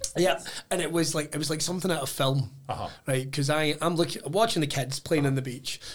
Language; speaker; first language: English; native; English